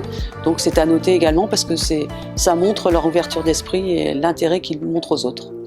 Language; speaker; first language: French; native; French